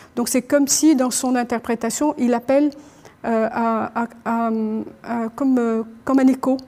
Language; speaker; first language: French; non-native, local second language; Arabic